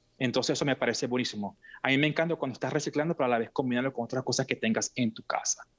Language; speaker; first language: Spanish; native; Spanish